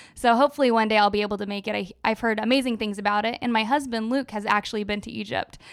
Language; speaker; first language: English; early bilingual, other home language; Arabic